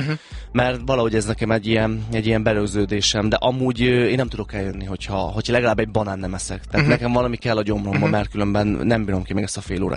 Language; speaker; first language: Hungarian; native; Hungarian